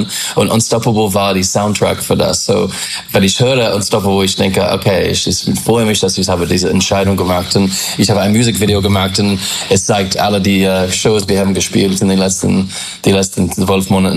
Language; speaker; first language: German; non-native, learner; English